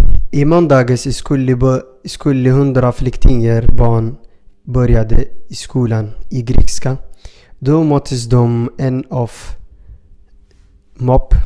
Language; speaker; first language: Swedish; non-native, learner; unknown